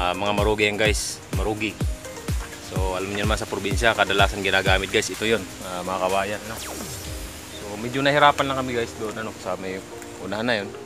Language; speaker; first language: Filipino; non-native, local second language; Bikol